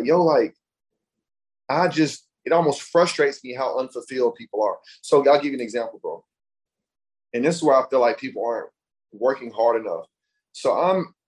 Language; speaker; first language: English; native; English